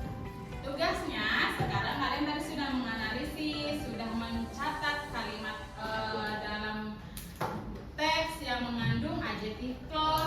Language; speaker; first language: Indonesian; native; Indonesian